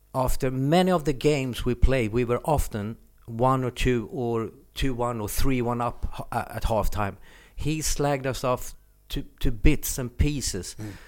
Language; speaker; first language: English; non-native, fluent; Swedish